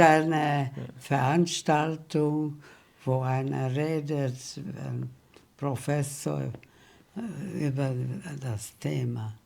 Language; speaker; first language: German; early bilingual, heritage; German